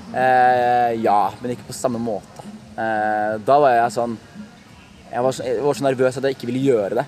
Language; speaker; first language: Norwegian; early bilingual, other home language; Somali